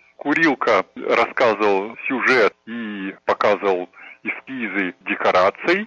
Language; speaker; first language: Russian; native; Russian